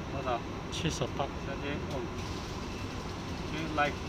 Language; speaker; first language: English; non-native, local second language; Filipino